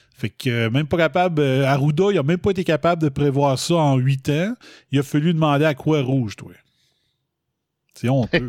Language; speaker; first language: French; native; French